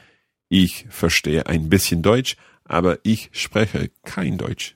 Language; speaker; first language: German; non-native, learner; English